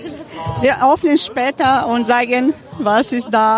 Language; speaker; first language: German; non-native, learner; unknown